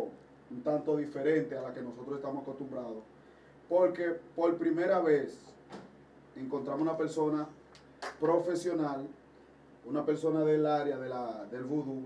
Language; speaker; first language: Spanish; native; Spanish